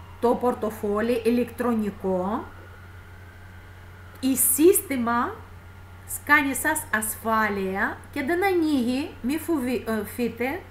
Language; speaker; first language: Greek; non-native, fluent; Russian